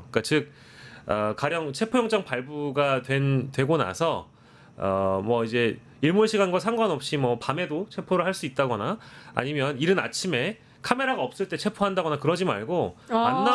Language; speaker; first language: Korean; native; Korean